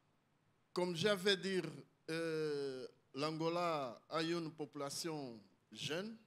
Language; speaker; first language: French; non-native, learner; Portuguese